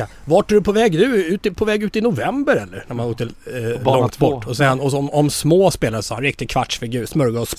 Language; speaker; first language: Swedish; native; Swedish